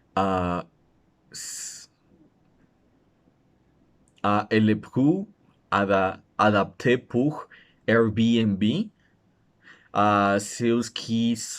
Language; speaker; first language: French; non-native, learner; Spanish